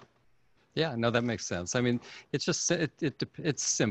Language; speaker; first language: English; native; English